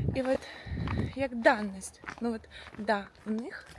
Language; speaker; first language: Ukrainian; non-native, local second language; Russian